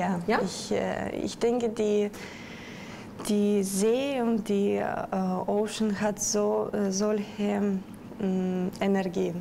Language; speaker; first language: German; non-native, learner; Russian